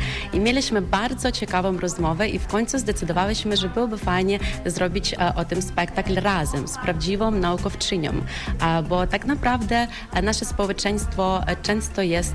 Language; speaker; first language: Polish; non-native, fluent; Ukrainian